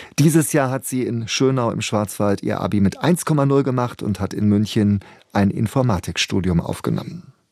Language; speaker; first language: German; native; German